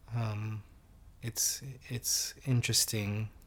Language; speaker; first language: English; native; English